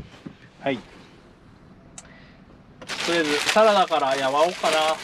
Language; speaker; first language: Japanese; native; Japanese